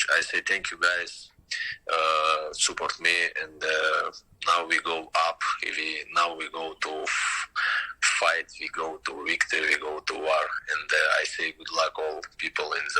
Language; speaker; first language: English; non-native, learner; Russian